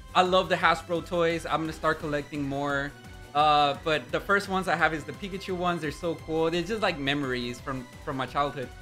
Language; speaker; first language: English; non-native, fluent; Spanish